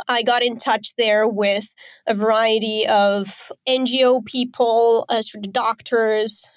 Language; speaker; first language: English; non-native, fluent; Romanian